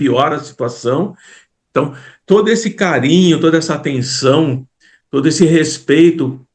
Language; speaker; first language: Portuguese; native; Portuguese